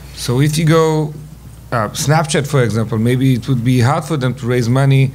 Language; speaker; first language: English; non-native, fluent; Hebrew